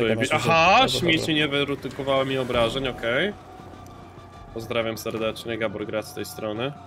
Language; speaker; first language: Polish; native; Polish